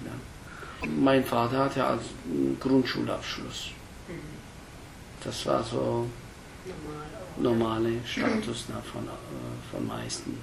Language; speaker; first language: German; early bilingual, other home language; Turkish